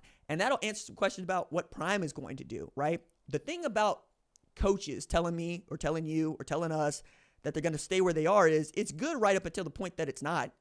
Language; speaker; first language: English; native; English